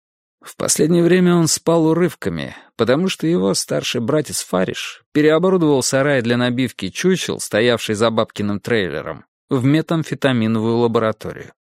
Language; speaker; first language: Russian; native; Russian